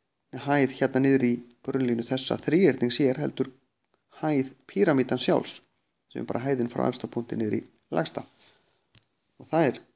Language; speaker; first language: Icelandic; native; Icelandic